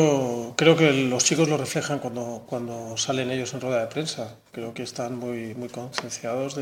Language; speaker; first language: Spanish; native; Spanish